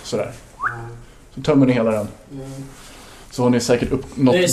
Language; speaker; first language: Swedish; native; Swedish